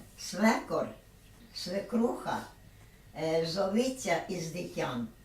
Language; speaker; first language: Ukrainian; native; Ukrainian